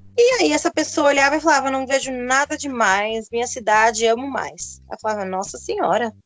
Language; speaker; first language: Portuguese; native; Portuguese